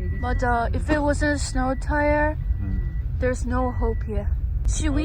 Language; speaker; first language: English; non-native, learner; Korean